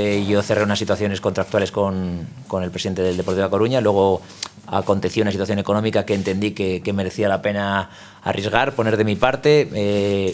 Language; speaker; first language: Spanish; native; Spanish